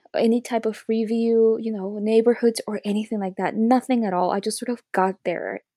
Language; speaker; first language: English; early bilingual, other home language; Spanish